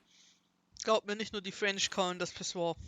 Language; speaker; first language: German; native; German